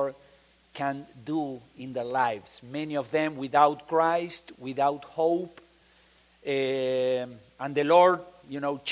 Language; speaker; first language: English; non-native, fluent; Spanish